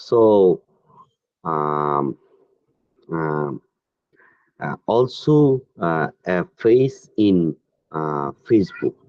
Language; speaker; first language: English; non-native, learner; Bangla